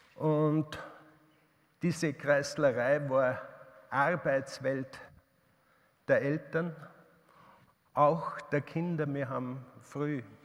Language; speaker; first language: German; native; German